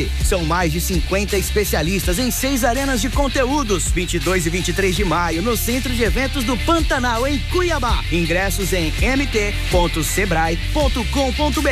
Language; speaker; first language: Portuguese; native; Portuguese